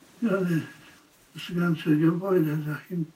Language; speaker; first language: German; non-native, fluent; Polish